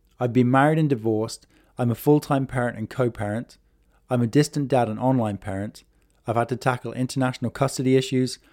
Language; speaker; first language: English; native; English